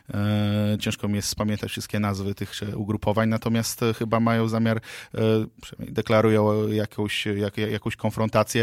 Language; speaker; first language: Polish; native; Polish